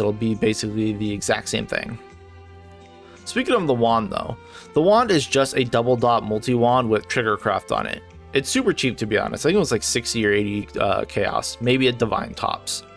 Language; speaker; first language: English; native; English